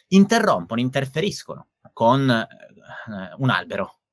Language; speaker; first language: Italian; native; Italian